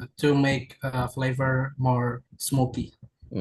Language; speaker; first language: English; non-native, learner; Indonesian